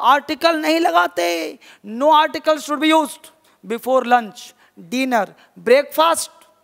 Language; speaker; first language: Hindi; native; Hindi